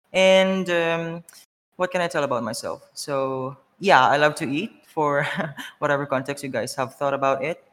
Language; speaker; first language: English; non-native, local second language; Filipino